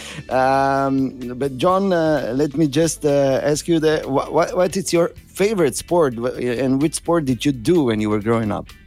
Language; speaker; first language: English; non-native, fluent; Slovenian